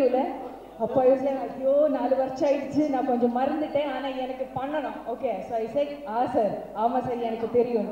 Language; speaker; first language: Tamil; non-native, learner; Malayalam